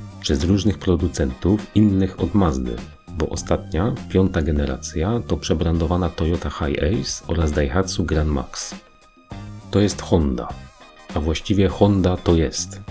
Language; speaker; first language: Polish; native; Polish